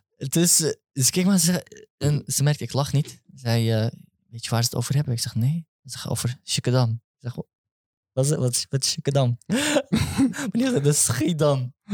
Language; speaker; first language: Dutch; early bilingual, other home language; Turkish